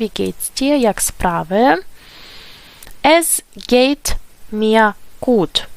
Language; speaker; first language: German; non-native, fluent; Ukrainian